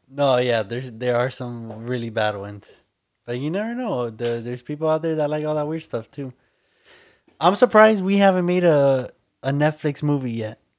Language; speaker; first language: English; early bilingual, other home language; Spanish